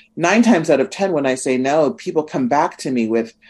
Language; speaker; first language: English; native; English